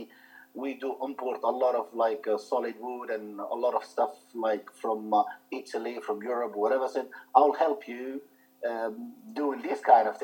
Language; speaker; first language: English; non-native, fluent; Arabic